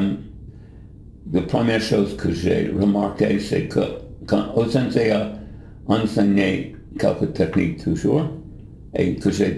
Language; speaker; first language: French; non-native, fluent; English